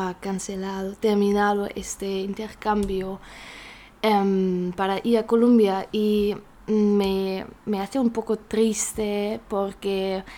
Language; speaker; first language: Spanish; non-native, learner; German